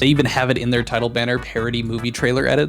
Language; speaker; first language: English; native; English